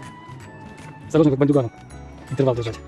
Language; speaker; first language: Russian; native; Russian